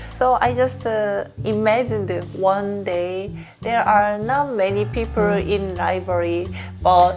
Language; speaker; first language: English; non-native, fluent; Korean